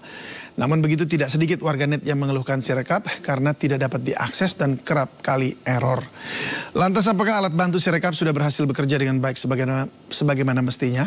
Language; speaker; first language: Indonesian; native; Indonesian